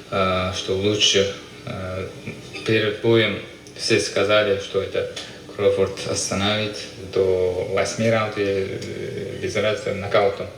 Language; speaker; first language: Russian; non-native, local second language; Uzbek